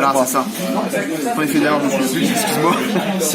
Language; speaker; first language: French; native; French